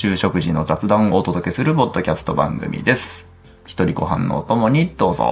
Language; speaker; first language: Japanese; native; Japanese